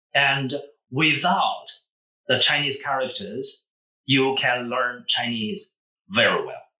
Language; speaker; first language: English; non-native, fluent; Chinese